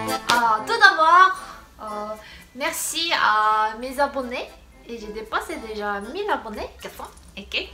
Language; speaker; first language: French; non-native, fluent; Korean